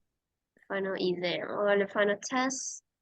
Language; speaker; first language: English; non-native, fluent; Vietnamese